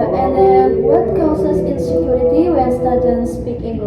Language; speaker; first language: English; non-native, learner; Indonesian